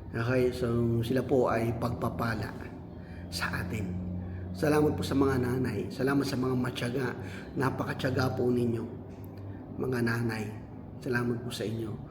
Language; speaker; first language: Filipino; non-native, local second language; Cebuano